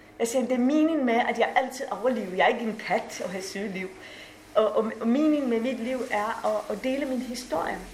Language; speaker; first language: Danish; non-native, fluent; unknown